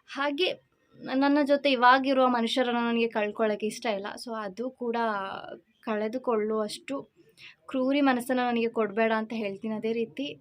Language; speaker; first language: Kannada; non-native, local second language; Malayalam